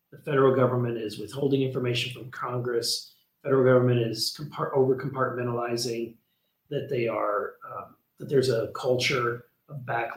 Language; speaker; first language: English; native; English